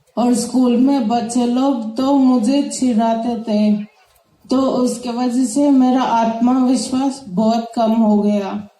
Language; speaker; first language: Hindi; non-native, local second language; Telugu